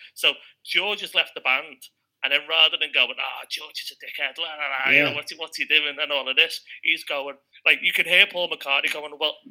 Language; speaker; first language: English; native; English